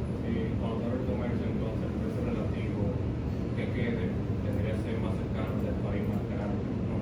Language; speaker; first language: Spanish; native; Spanish